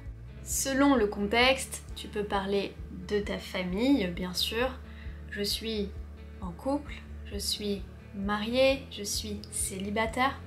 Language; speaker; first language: French; native; French